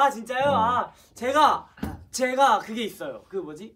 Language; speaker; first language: Korean; native; Korean